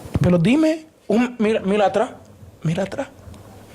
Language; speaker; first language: Spanish; non-native, learner; Haitian Creole